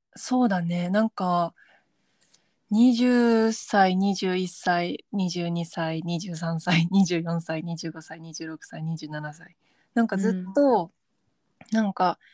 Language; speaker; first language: Japanese; native; Japanese